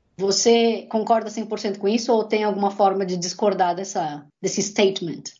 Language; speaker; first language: Portuguese; native; Portuguese